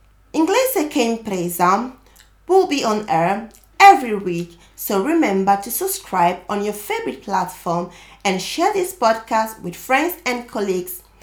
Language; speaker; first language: English; native; English